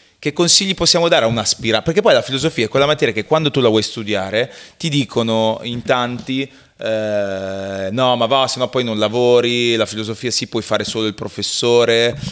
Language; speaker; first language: Italian; native; Italian